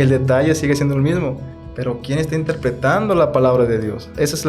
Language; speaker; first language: Spanish; native; Spanish